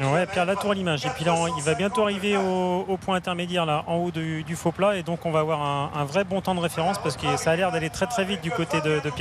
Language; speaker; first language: French; native; French